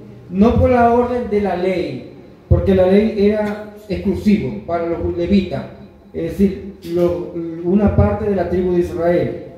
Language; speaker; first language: Spanish; native; Spanish